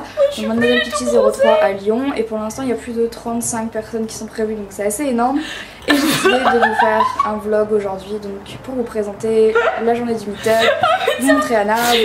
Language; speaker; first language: French; native; French